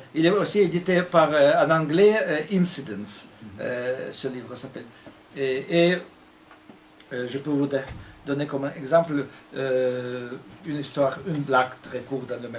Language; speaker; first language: French; non-native, fluent; Russian